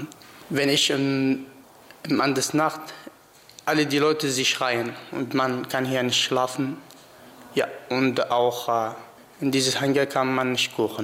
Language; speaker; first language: German; non-native, learner; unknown